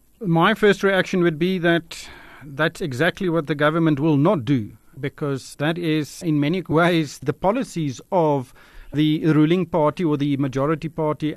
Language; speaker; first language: English; non-native, local second language; Afrikaans